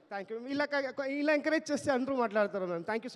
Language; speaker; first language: Telugu; non-native, learner; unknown